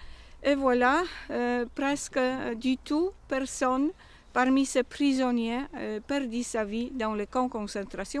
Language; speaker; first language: French; non-native, learner; Polish